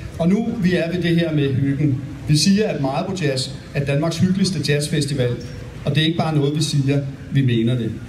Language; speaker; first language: Danish; native; Danish